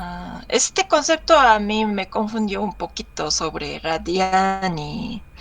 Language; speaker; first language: Spanish; non-native, learner; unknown